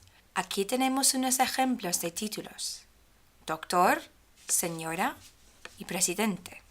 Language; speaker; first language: Spanish; non-native, fluent; English